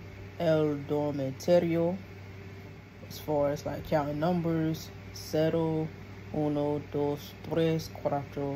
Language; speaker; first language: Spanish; non-native, learner; English